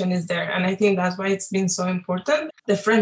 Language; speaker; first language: English; non-native, fluent; Spanish